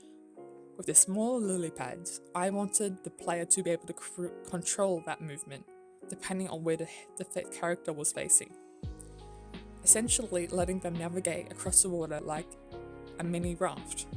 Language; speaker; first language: English; native; English